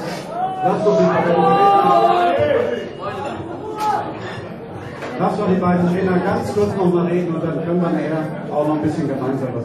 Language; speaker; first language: German; native; German